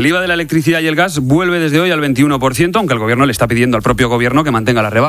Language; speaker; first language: Spanish; native; Spanish